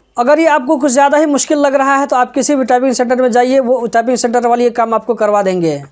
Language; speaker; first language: Hindi; native; Hindi